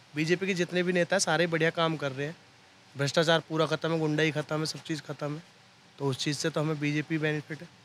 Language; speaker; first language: Hindi; native; Hindi